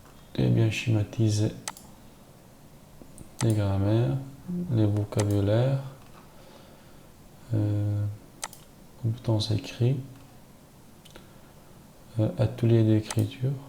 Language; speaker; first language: French; non-native, learner; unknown